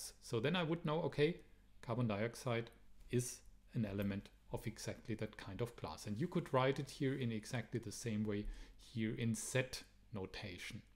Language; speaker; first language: English; non-native, fluent; German